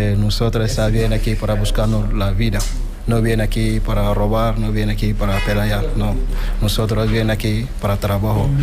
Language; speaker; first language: Spanish; non-native, learner; Wolof